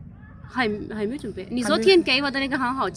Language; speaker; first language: Chinese; non-native, learner; Urdu